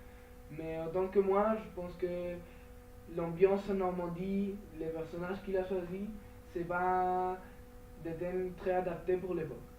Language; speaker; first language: French; non-native, learner; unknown